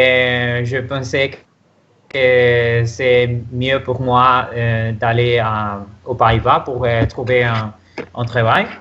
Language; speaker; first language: French; non-native, learner; Spanish